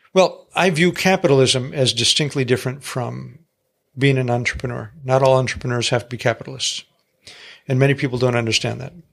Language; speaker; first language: English; early bilingual, other home language; Greek